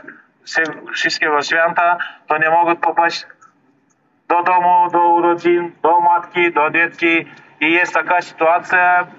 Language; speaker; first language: Polish; non-native, learner; Turkmen